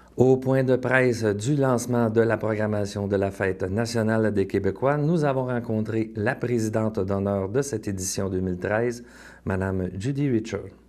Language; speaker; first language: French; native; French